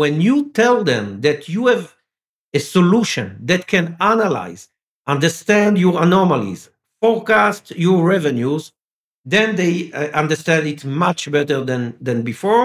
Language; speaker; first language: English; non-native, fluent; French